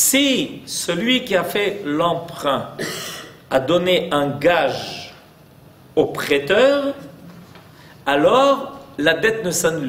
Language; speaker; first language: French; native; French